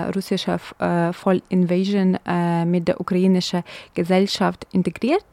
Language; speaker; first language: German; non-native, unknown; Ukrainian